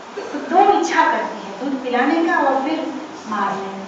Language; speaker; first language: Hindi; non-native, local second language; Telugu